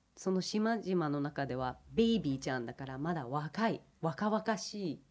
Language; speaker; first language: Japanese; early bilingual, heritage; English